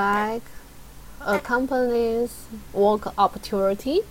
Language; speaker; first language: English; non-native, learner; Chinese